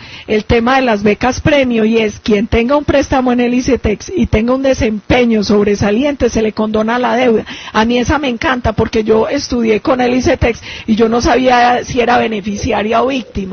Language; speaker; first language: Spanish; native; Spanish